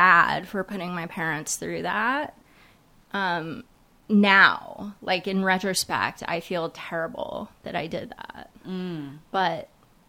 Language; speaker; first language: English; native; English